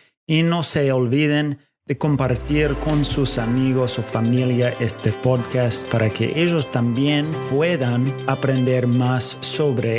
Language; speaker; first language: Spanish; non-native, fluent; English